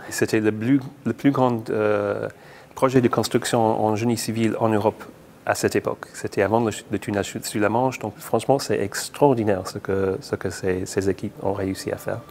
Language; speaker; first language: French; non-native, fluent; English